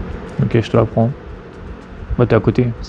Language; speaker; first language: French; native; French